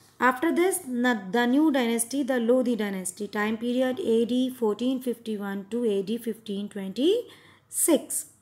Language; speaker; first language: English; non-native, local second language; Hindi